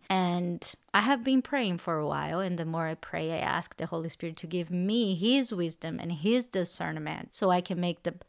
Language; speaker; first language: English; non-native, fluent; Portuguese